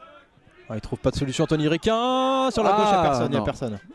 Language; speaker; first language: French; native; French